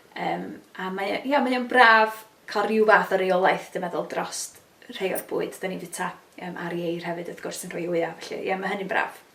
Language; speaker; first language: Welsh; native; Welsh